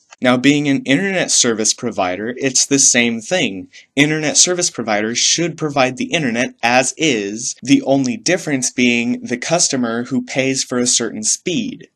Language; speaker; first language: English; native; English